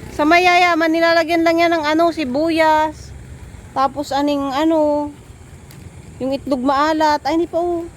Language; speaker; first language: Filipino; non-native, local second language; Bikol